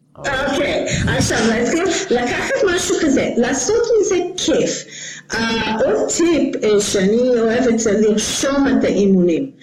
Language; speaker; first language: Hebrew; non-native, fluent; English